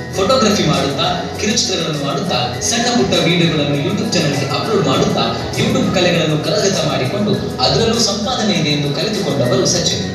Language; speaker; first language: Kannada; native; Kannada